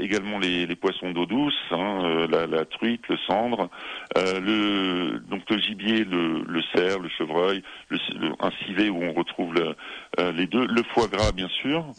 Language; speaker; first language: French; native; French